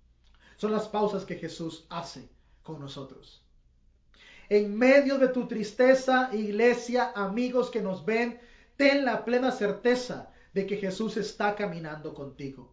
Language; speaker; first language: Spanish; native; Spanish